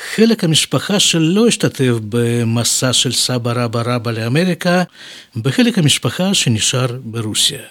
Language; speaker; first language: Hebrew; non-native, fluent; Russian